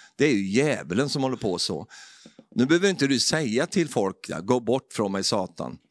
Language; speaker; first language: Swedish; native; Swedish